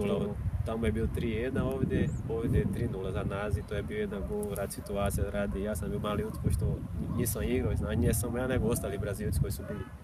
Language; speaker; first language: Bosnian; non-native, fluent; Portuguese